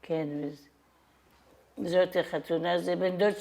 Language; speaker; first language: Hebrew; non-native, fluent; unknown